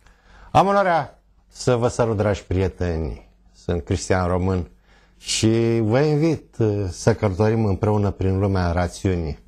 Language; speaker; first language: Romanian; native; Romanian